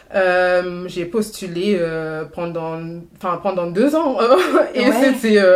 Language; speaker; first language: French; non-native, fluent; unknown